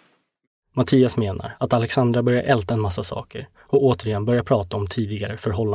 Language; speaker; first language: Swedish; native; Swedish